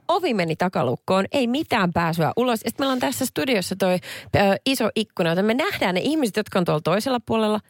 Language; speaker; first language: Finnish; native; Finnish